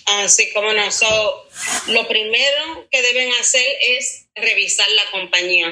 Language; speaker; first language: Spanish; early bilingual, heritage; Spanish